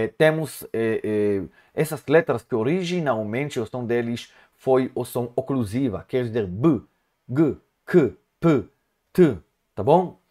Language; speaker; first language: Portuguese; non-native, fluent; Hebrew